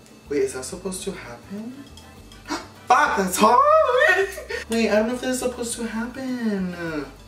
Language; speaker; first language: English; early bilingual, other home language; Spanish